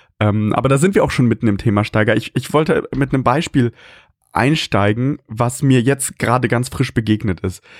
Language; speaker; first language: German; early bilingual, other home language; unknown